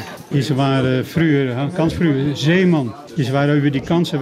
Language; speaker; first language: German; non-native, learner; Dutch